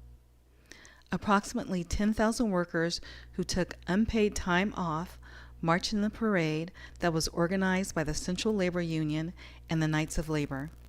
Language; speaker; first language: English; native; English